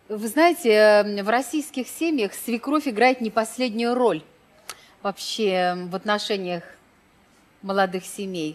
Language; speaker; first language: Russian; native; Russian